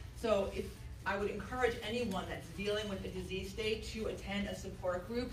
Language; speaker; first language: English; native; English